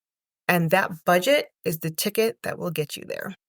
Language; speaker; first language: English; native; English